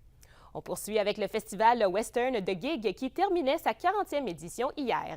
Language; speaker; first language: French; native; French